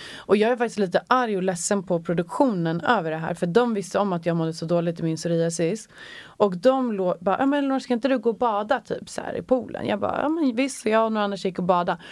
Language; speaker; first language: Swedish; native; Swedish